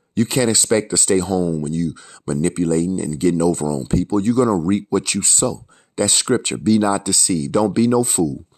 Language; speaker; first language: English; native; English